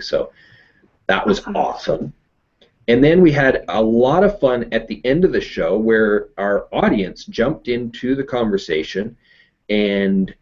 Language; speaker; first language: English; native; English